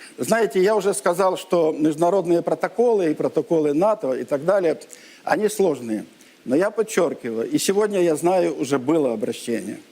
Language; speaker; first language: Russian; non-native, local second language; Ukrainian